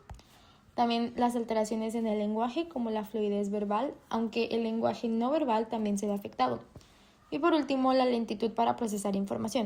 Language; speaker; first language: Spanish; native; Spanish